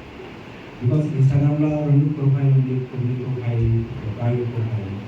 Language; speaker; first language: Telugu; non-native, learner; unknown